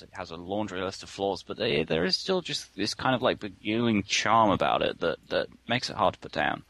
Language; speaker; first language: English; native; English